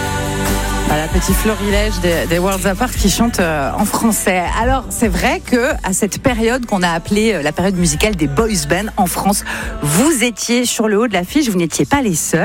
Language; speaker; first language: French; native; French